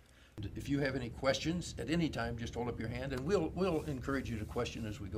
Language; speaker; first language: English; native; English